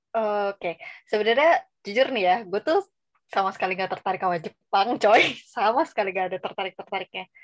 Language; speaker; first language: Indonesian; native; Indonesian